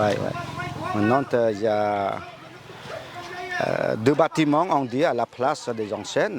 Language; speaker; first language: French; non-native, fluent; Khmer